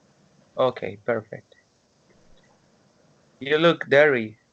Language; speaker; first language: English; non-native, learner; Spanish